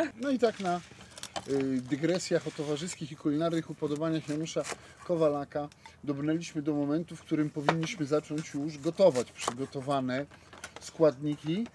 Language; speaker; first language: Polish; native; Polish